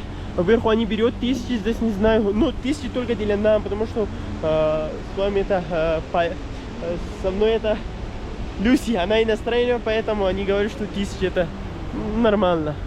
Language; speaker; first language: Russian; non-native, learner; Urdu